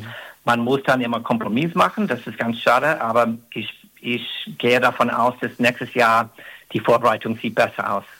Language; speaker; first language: German; non-native, fluent; English